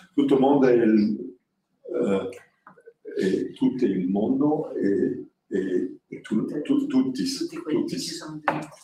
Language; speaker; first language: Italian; non-native, learner; French